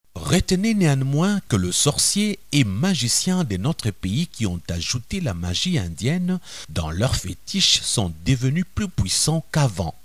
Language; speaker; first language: French; non-native, local second language; Lingala